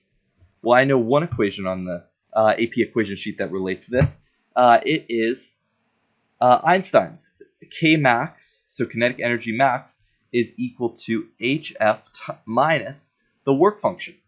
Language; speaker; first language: English; native; English